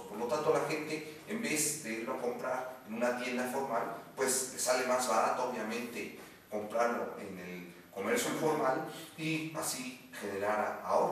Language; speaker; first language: Spanish; native; Spanish